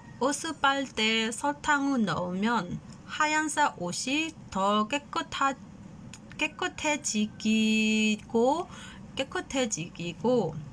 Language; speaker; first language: Korean; non-native, fluent; Burmese